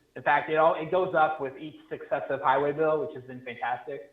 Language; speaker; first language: English; native; English